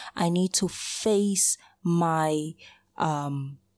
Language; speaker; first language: English; early bilingual, other home language; Portuguese